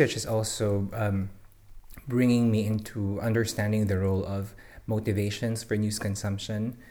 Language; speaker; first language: English; non-native, local second language; Filipino